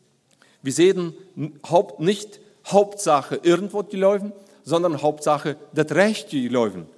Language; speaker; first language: German; non-native, learner; Plautdietsch